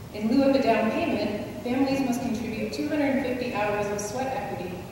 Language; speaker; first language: English; native; English